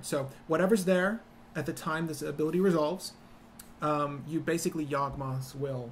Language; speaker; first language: English; native; English